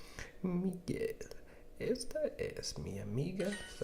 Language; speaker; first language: Spanish; non-native, learner; English